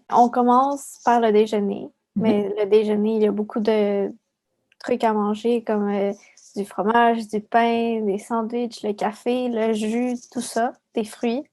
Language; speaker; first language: French; early bilingual, other home language; Spanish